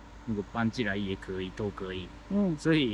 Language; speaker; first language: Chinese; non-native, fluent; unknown